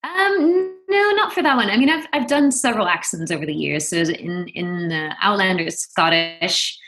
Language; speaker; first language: English; non-native, fluent; Dutch